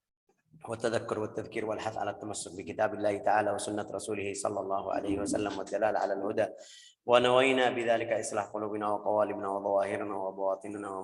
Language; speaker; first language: Arabic; native; Arabic